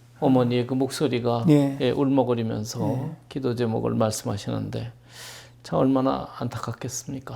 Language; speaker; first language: Korean; native; Korean